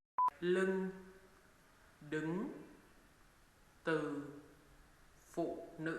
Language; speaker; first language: Vietnamese; non-native, learner; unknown